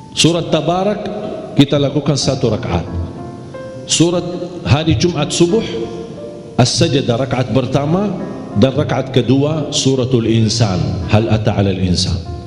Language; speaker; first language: Indonesian; non-native, fluent; Arabic